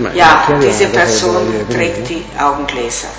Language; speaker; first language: German; non-native, fluent; Italian